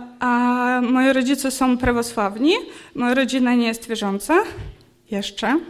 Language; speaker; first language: Polish; non-native, fluent; Ukrainian